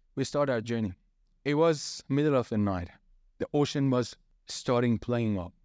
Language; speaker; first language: English; non-native, fluent; Persian